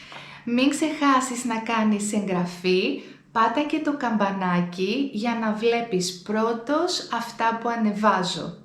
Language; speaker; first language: Greek; native; Greek